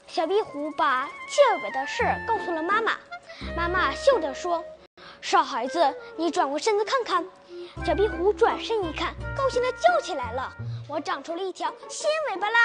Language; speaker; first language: Chinese; native; Chinese